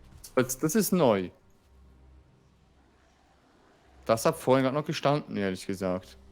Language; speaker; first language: German; native; German